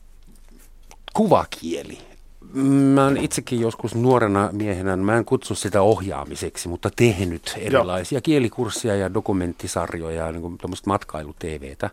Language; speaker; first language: Finnish; non-native, fluent; German